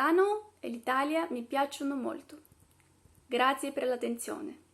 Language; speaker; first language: Italian; non-native, learner; Greek